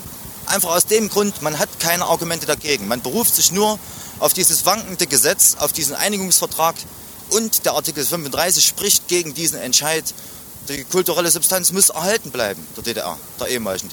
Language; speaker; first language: German; native; German